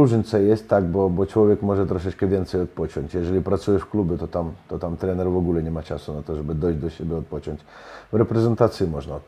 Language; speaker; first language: Polish; non-native, fluent; Russian